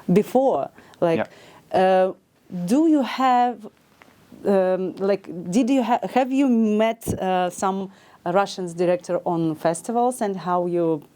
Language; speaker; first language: English; non-native, learner; Ukrainian